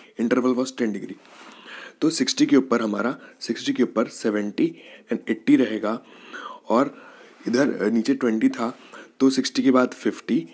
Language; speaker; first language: Hindi; native; Hindi